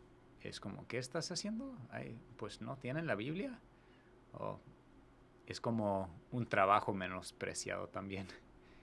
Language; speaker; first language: Spanish; non-native, fluent; English